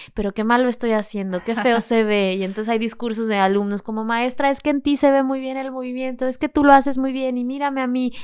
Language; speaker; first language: Spanish; native; Spanish